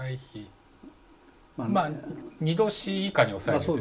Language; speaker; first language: Japanese; native; Japanese